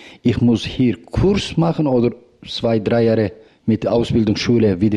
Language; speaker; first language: German; non-native, learner; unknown